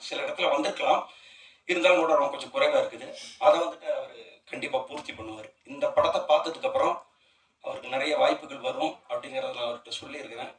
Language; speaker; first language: Tamil; native; Tamil